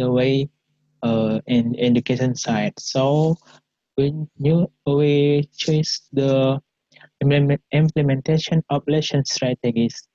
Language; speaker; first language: English; non-native, learner; Indonesian